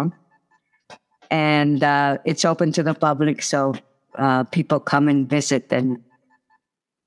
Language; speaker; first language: English; non-native, fluent; Italian